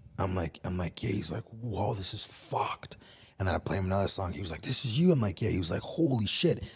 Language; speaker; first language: English; early bilingual, other home language; Spanish